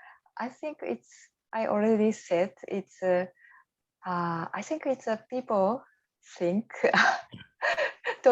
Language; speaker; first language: English; non-native, learner; Japanese